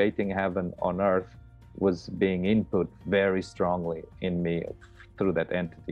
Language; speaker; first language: English; non-native, fluent; Portuguese